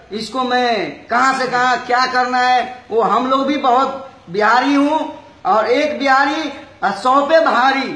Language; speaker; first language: Hindi; non-native, local second language; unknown